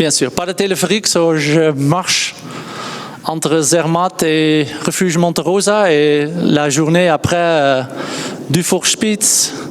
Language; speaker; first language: French; non-native, learner; Dutch